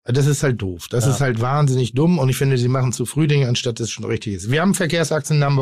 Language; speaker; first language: German; native; German